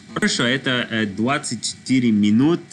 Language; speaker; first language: Russian; non-native, learner; English